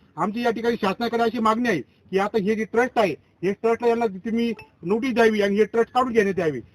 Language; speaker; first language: Marathi; native; Marathi